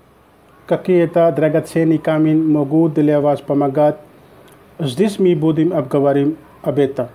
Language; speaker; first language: Russian; non-native, learner; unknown